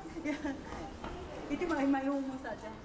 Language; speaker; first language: Indonesian; non-native, learner; Japanese